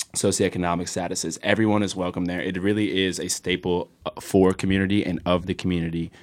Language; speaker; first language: English; native; English